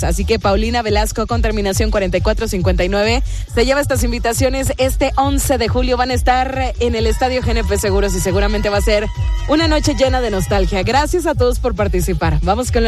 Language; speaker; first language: Spanish; native; Spanish